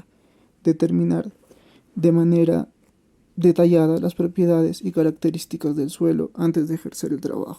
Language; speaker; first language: Spanish; native; Spanish